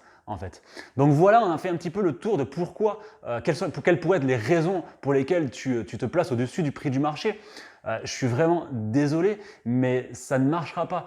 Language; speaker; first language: French; native; French